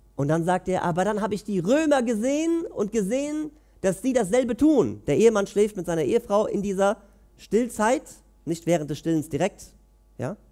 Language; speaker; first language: German; native; German